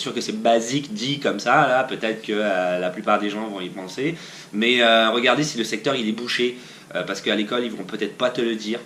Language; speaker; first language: French; native; French